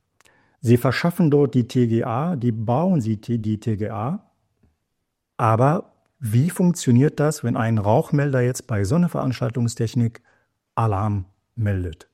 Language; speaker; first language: German; native; German